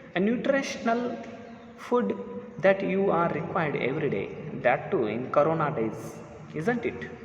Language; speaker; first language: English; non-native, local second language; Kannada